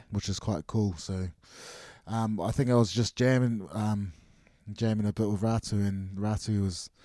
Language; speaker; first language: English; native; English